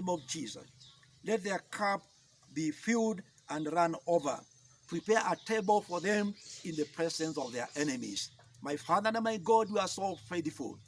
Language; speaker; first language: English; non-native, local second language; Swahili